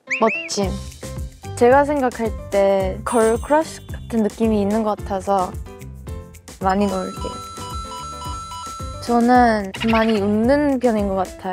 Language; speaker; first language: Korean; early bilingual, heritage; Korean